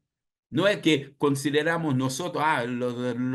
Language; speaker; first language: Spanish; non-native, fluent; Haitian Creole